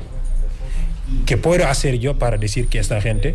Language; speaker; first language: Spanish; non-native, fluent; Wolof